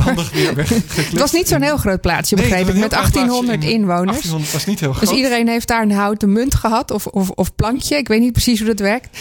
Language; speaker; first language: Dutch; native; Dutch